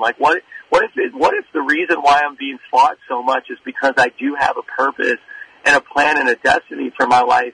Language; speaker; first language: English; native; English